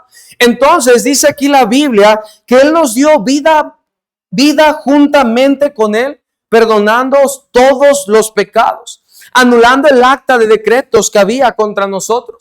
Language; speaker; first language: Spanish; native; Spanish